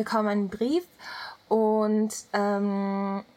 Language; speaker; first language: German; non-native, learner; Japanese